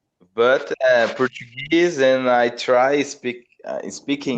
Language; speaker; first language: English; non-native, learner; Portuguese